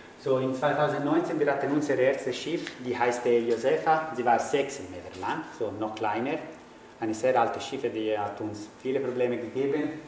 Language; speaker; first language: German; non-native, fluent; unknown